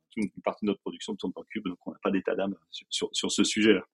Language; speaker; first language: French; native; French